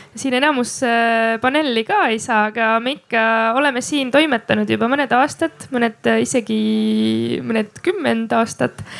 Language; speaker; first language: Estonian; non-native, local second language; Russian